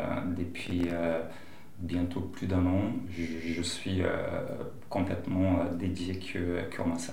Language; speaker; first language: French; non-native, fluent; Portuguese